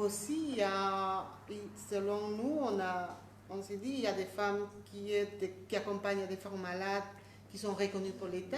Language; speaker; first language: French; non-native, fluent; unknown